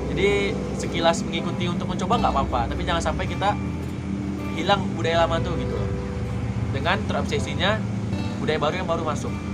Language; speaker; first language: Indonesian; native; Indonesian